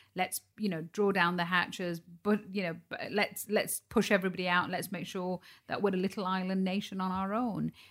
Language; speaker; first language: English; native; English